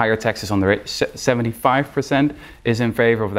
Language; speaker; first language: English; non-native, fluent; Dutch